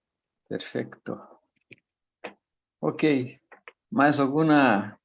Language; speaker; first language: Spanish; non-native, fluent; Portuguese